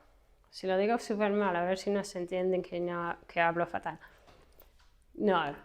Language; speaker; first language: Spanish; non-native, fluent; English